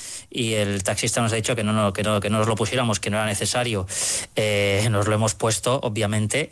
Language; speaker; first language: Spanish; native; Spanish